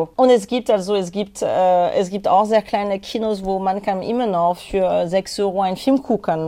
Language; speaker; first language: German; non-native, learner; French